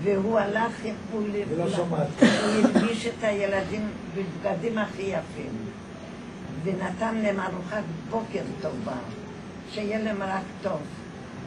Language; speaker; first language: Hebrew; non-native, fluent; Polish